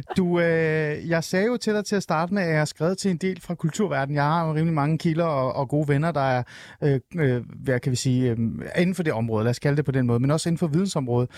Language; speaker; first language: Danish; early bilingual, other home language; Persian